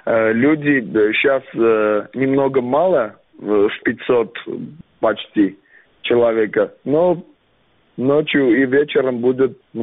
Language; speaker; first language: Russian; non-native, learner; Armenian